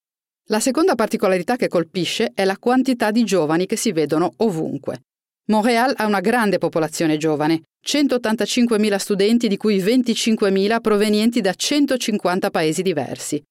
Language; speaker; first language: Italian; native; Italian